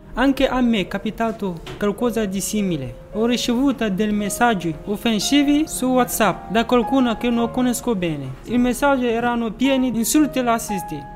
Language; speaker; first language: Italian; non-native, fluent; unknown